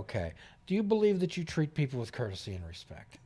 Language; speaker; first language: English; native; English